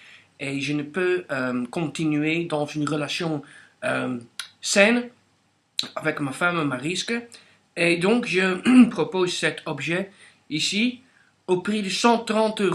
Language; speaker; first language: French; non-native, local second language; Dutch